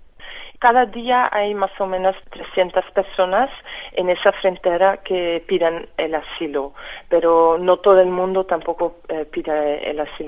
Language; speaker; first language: Spanish; non-native, fluent; French